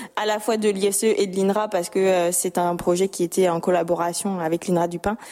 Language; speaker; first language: French; native; French